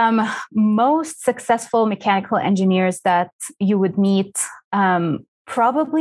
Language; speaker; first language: English; non-native, fluent; Arabic